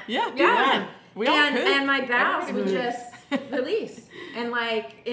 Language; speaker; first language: English; native; English